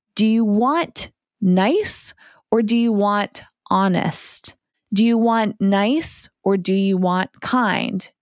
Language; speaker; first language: English; native; English